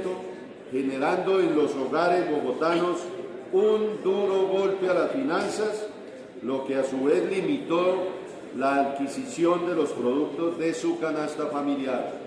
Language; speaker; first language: Spanish; native; Spanish